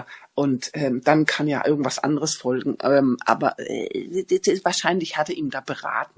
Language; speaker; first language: German; native; German